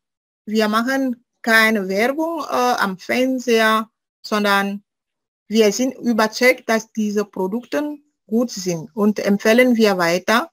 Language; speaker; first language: German; non-native, fluent; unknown